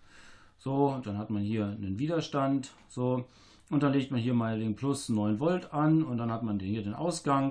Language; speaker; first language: German; native; German